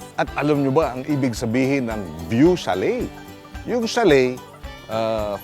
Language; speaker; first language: Filipino; native; Filipino